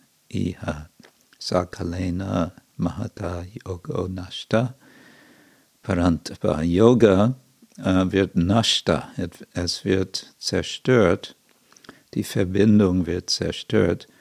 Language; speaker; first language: German; non-native, fluent; English